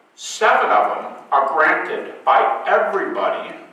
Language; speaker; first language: English; native; English